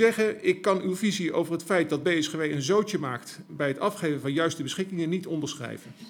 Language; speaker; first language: Dutch; native; Dutch